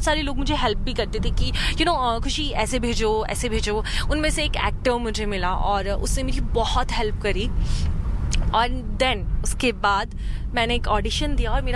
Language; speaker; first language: Hindi; native; Hindi